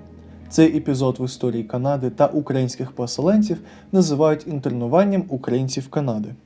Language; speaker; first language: Ukrainian; native; Ukrainian